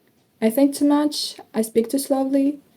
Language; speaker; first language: English; non-native, fluent; Ukrainian